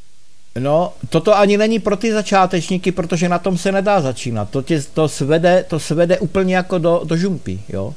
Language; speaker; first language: Czech; native; Czech